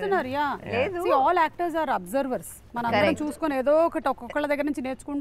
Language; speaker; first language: Telugu; native; Telugu